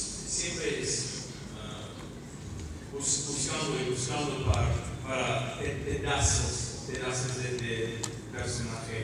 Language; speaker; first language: Portuguese; non-native, learner; English